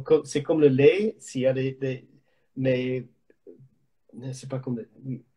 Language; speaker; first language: French; non-native, learner; English